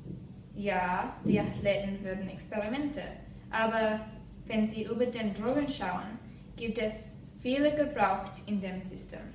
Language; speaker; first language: German; non-native, learner; English